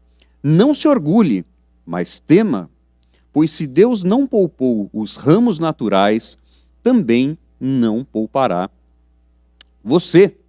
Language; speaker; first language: Portuguese; native; Portuguese